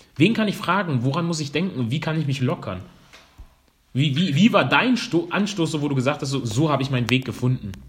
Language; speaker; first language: German; non-native, fluent; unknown